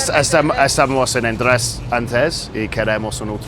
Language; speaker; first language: Spanish; non-native, learner; English